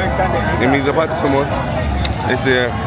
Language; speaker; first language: Spanish; non-native, learner; English